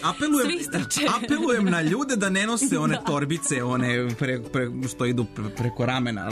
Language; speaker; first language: Serbian; native; Serbian